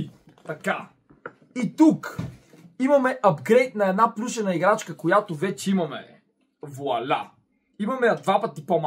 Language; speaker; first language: Bulgarian; native; Bulgarian